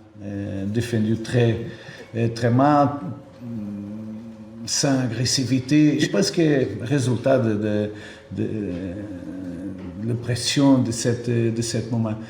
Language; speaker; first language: French; non-native, fluent; Portuguese